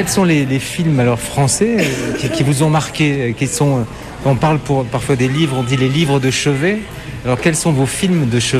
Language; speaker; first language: French; native; French